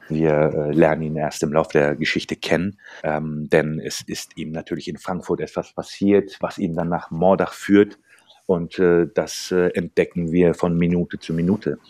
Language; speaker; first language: German; early bilingual, other home language; Turkish